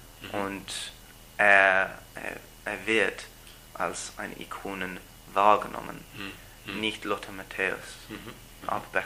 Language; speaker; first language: German; non-native, learner; English